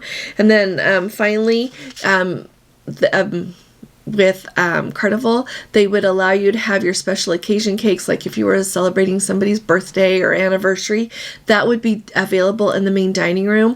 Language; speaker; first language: English; native; English